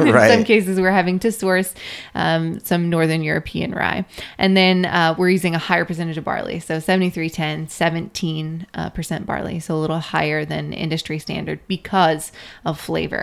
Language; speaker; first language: English; native; English